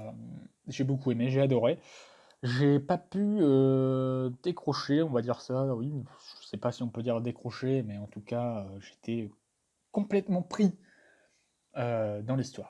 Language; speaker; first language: French; native; French